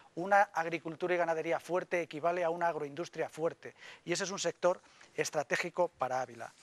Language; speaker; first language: Spanish; native; Spanish